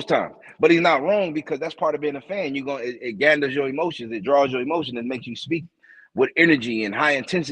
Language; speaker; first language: English; native; English